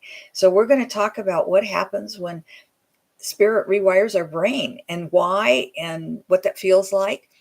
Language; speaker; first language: English; native; English